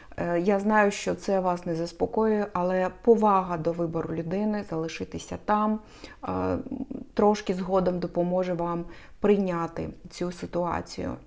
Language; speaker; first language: Ukrainian; non-native, local second language; Russian